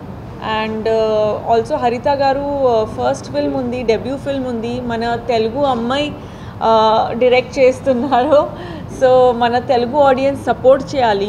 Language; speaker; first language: Telugu; non-native, fluent; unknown